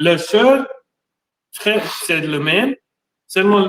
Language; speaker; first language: French; non-native, learner; German